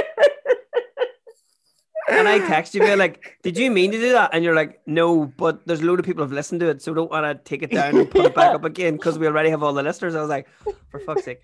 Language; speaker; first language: English; native; English